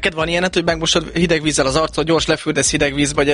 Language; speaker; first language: Hungarian; native; Hungarian